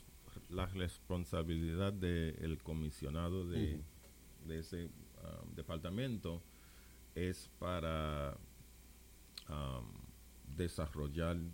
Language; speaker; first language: Spanish; non-native, local second language; English